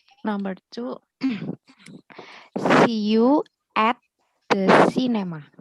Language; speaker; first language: English; non-native, learner; Indonesian